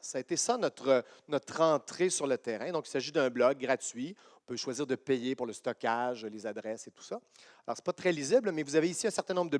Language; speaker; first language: French; native; French